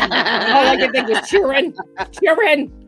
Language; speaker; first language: English; native; English